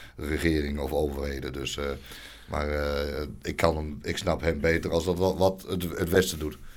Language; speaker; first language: Dutch; native; Dutch